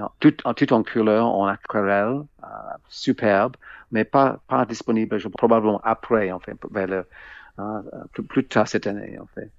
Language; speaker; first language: French; non-native, fluent; English